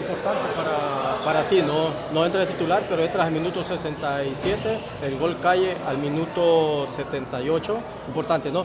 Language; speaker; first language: Spanish; native; Spanish